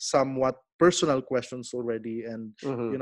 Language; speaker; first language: English; non-native, local second language; Filipino